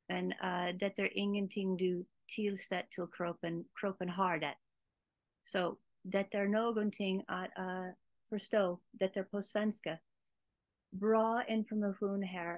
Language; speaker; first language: Swedish; non-native, learner; English